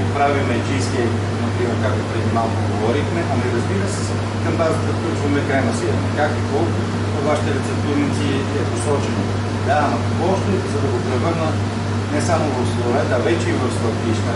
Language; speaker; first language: Bulgarian; native; Bulgarian